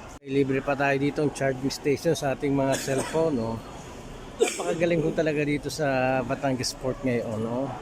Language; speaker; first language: Filipino; native; Filipino